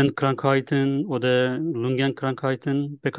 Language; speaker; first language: German; non-native, learner; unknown